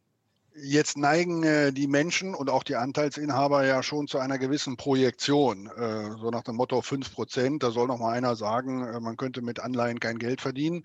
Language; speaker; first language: German; native; German